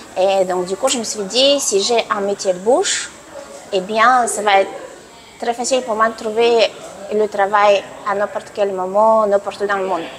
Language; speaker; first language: French; non-native, fluent; Russian